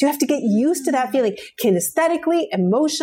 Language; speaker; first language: English; native; English